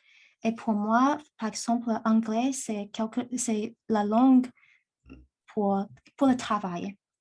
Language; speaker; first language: French; non-native, learner; Chinese